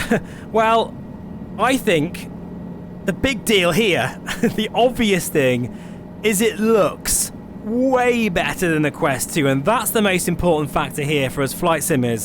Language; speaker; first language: English; native; English